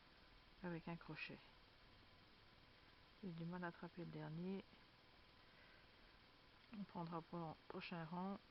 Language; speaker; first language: French; native; French